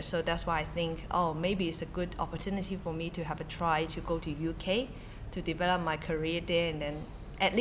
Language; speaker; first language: English; non-native, local second language; Cantonese